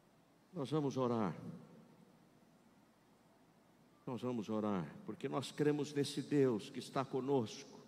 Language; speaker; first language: Portuguese; native; Portuguese